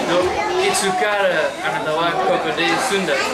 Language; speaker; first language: Japanese; non-native, learner; French